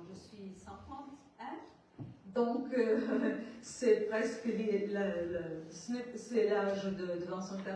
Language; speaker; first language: French; non-native, learner; Portuguese